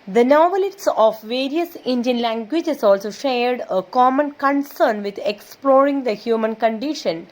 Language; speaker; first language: English; non-native, local second language; Malayalam